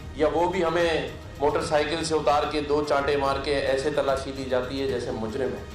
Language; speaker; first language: Urdu; native; Urdu